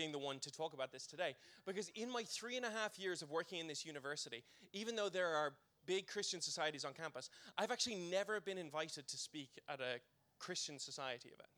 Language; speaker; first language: English; native; English